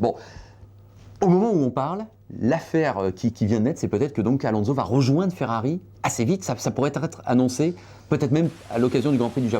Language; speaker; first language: French; native; French